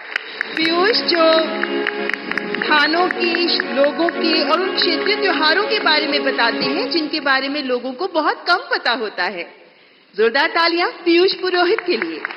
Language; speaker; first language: Hindi; native; Hindi